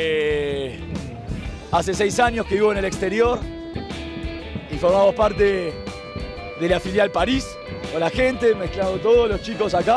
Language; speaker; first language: Spanish; native; Spanish